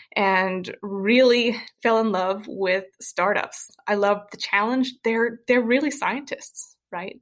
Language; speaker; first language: English; native; English